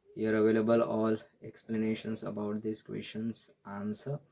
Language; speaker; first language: English; non-native, local second language; Marathi